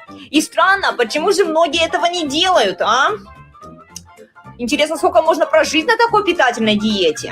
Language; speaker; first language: Russian; native; Russian